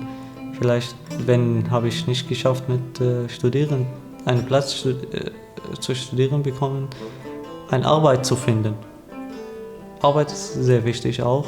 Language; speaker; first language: German; non-native, learner; Arabic